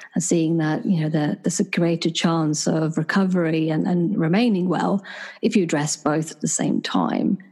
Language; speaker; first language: English; non-native, fluent; Swedish